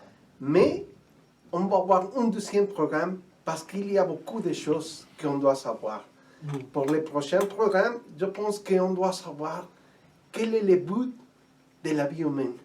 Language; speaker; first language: French; non-native, fluent; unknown